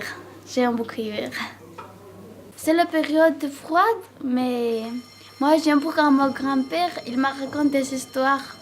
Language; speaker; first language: French; non-native, learner; Georgian